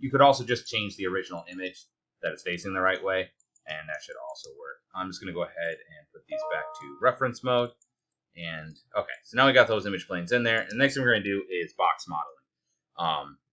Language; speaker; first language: English; native; English